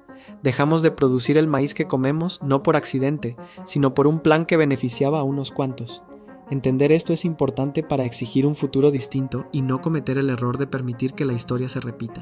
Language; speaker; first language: Spanish; native; Spanish